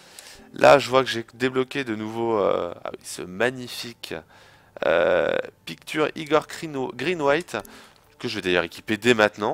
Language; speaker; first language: French; native; French